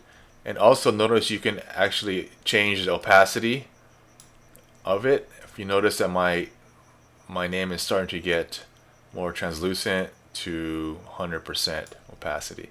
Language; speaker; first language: English; native; English